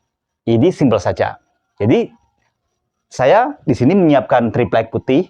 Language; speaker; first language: Indonesian; native; Indonesian